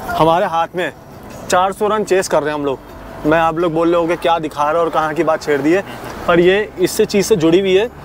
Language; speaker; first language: Urdu; native; Urdu